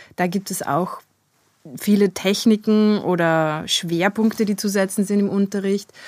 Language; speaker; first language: German; native; German